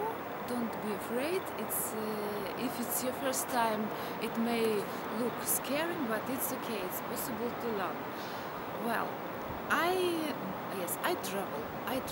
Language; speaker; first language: English; non-native, fluent; Russian